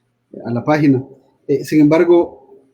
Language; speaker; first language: Spanish; native; Spanish